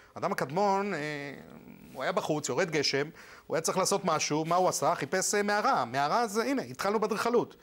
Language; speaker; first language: Hebrew; non-native, fluent; Spanish